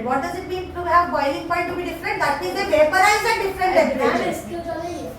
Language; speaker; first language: English; non-native, local second language; Hindi